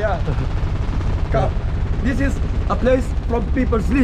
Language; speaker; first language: English; non-native, learner; Arabic